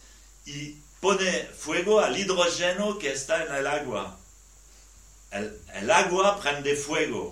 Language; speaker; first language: Spanish; non-native, learner; French